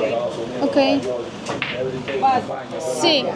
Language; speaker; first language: Spanish; non-native, fluent; Polish